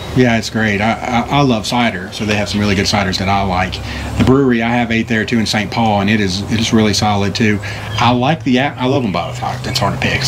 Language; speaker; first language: English; native; English